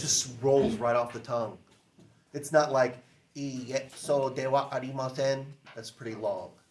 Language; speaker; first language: English; native; English